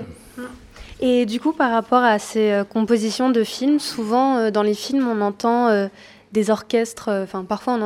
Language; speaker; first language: French; native; French